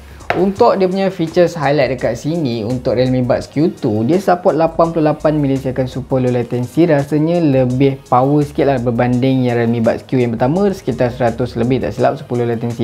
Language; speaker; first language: Malay; native; Malay